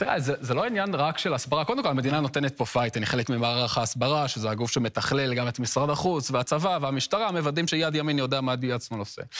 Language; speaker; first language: Hebrew; early bilingual, heritage; Hebrew